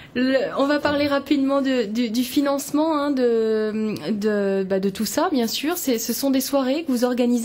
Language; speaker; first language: French; native; French